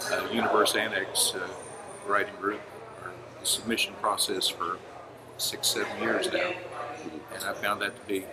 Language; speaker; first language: English; native; English